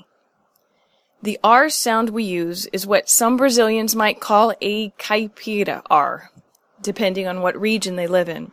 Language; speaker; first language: English; native; English